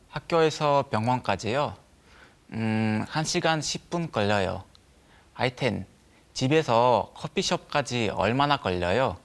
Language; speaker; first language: Korean; non-native, learner; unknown